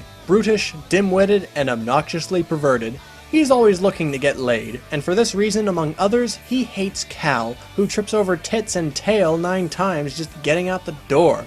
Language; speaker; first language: English; native; English